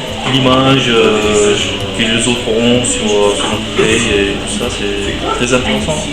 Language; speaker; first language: French; non-native, learner; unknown